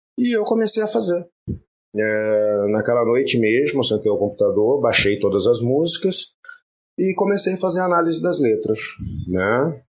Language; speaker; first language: Portuguese; early bilingual, other home language; French